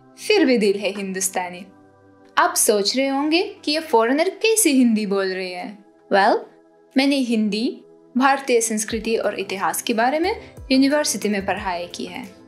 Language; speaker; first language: Hindi; non-native, fluent; Ukrainian